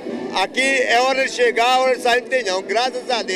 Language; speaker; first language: Portuguese; native; Portuguese